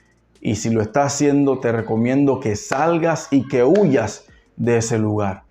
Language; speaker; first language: Spanish; native; Spanish